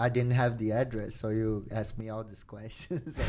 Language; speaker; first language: English; non-native, fluent; Portuguese